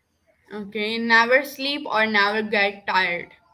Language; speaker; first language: English; non-native, local second language; Urdu